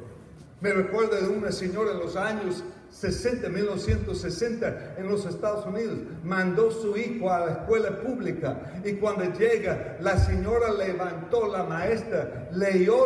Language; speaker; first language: Spanish; non-native, fluent; English